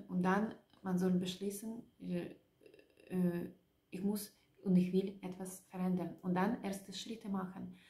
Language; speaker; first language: German; non-native, learner; Russian